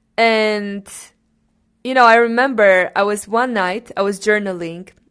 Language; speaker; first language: English; non-native, fluent; Romanian